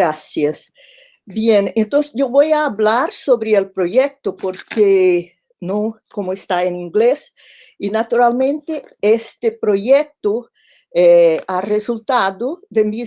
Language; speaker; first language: Spanish; non-native, fluent; Portuguese